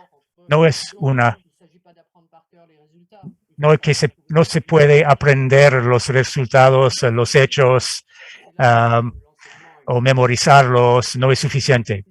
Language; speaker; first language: Spanish; non-native, fluent; French